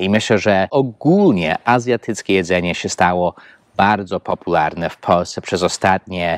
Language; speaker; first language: Polish; non-native, fluent; English